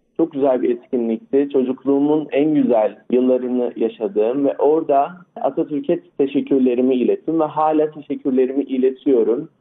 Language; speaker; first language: Turkish; early bilingual, other home language; Arabic